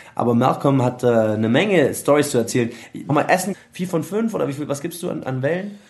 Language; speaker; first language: German; early bilingual, other home language; Arabic